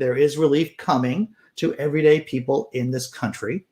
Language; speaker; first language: English; native; English